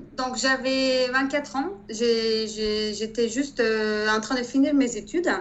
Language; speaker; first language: French; non-native, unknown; Turkish